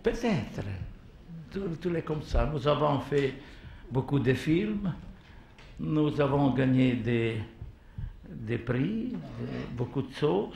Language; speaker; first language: French; non-native, learner; Italian